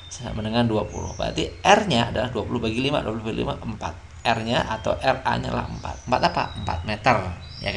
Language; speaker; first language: Indonesian; native; Indonesian